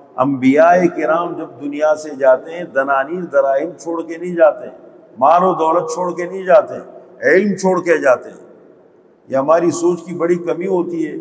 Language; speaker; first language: Urdu; non-native, local second language; Pashto